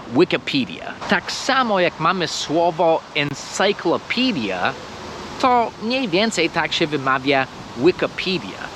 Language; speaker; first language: Polish; non-native, fluent; English